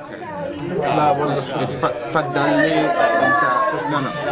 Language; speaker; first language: Arabic; non-native, learner; English